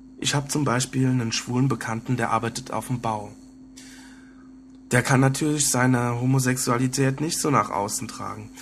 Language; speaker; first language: German; native; German